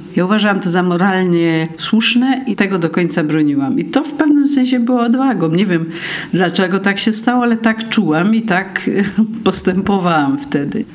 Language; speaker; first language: Polish; native; Polish